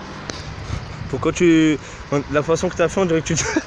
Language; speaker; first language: French; native; French